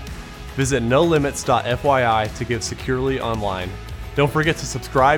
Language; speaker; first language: English; native; English